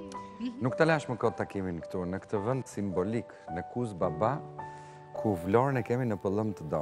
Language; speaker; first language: Albanian; native; Albanian